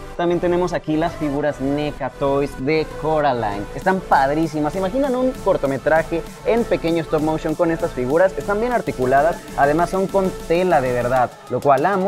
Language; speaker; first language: Spanish; native; Spanish